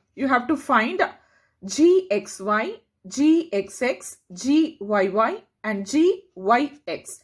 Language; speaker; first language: English; non-native, local second language; Tamil